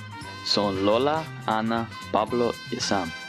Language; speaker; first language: Spanish; non-native, learner; English